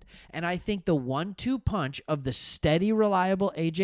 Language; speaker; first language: English; native; English